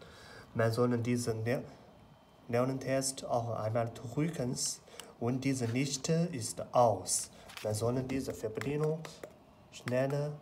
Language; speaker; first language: German; non-native, learner; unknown